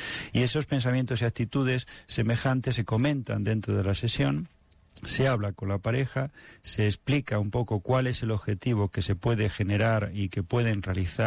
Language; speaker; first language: Spanish; native; Spanish